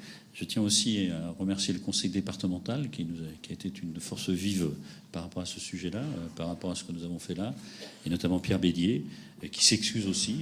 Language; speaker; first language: French; native; French